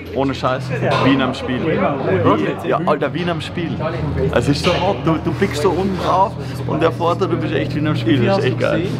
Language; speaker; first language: German; native; German